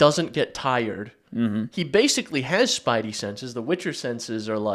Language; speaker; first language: English; native; English